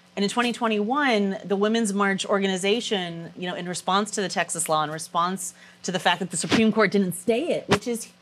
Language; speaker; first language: English; native; English